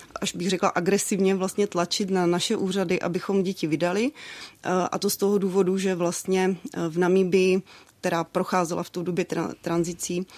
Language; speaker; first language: Czech; native; Czech